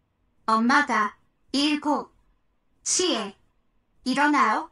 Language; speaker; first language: Korean; non-native, learner; Japanese